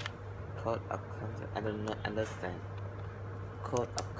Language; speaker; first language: English; non-native, learner; Vietnamese